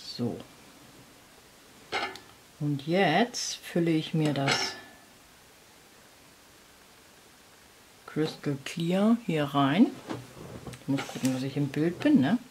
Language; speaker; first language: German; native; German